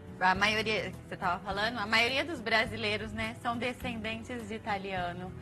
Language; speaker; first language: Portuguese; native; Portuguese